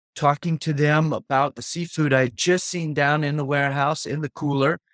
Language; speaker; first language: English; native; English